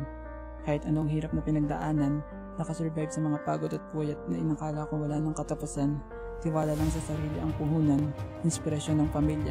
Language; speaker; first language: Filipino; native; Filipino